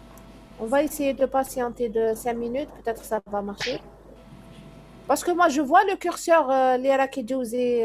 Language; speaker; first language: French; non-native, local second language; Arabic